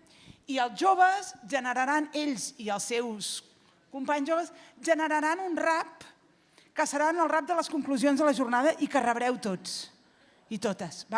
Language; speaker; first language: Catalan; native; Catalan